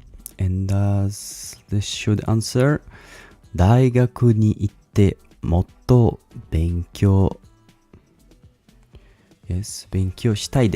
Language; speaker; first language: Japanese; non-native, learner; English